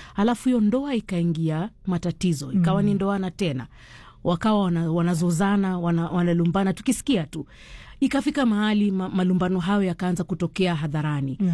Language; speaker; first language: Swahili; native; Swahili